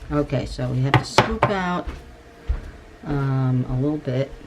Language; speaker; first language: English; native; English